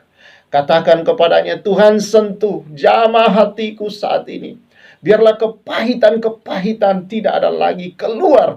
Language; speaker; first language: Indonesian; native; Indonesian